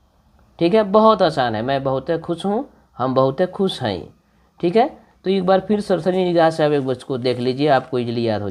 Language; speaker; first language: Hindi; non-native, local second language; Bhojpuri